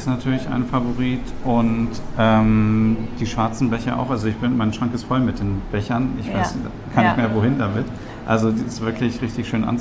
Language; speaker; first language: German; native; German